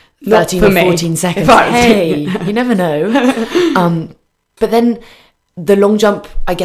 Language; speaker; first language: English; native; English